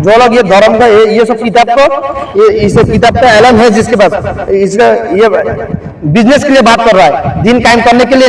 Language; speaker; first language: Hindi; non-native, fluent; Bangla